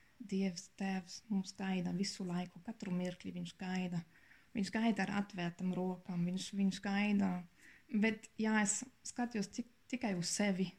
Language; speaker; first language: Latvian; non-native, learner; German